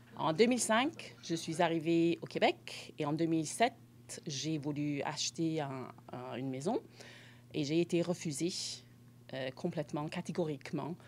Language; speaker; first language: French; non-native, fluent; English